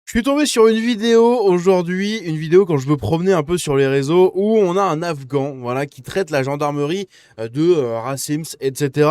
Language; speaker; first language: French; native; French